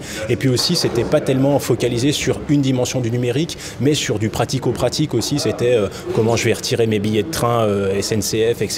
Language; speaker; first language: French; native; French